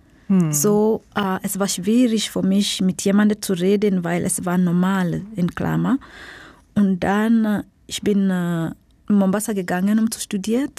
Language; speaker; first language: German; non-native, fluent; Swahili